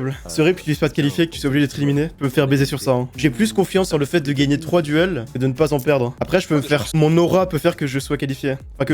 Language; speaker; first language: French; native; French